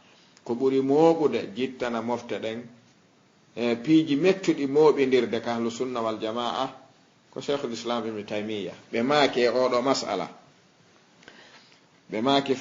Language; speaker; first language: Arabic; non-native, fluent; Fula